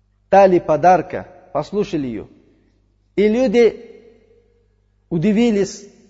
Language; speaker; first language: Russian; non-native, fluent; Uzbek